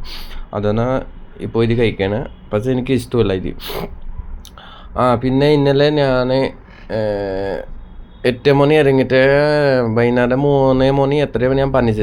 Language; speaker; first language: Malayalam; non-native, local second language; Assamese